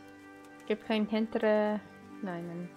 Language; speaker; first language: German; non-native, learner; English